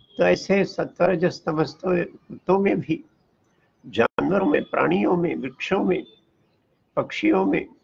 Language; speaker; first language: Hindi; non-native, local second language; Tamil